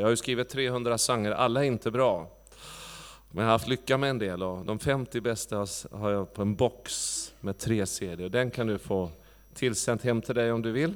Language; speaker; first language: Swedish; native; Swedish